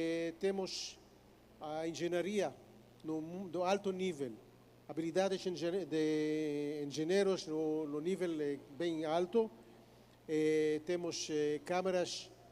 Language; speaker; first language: Portuguese; non-native, fluent; Hebrew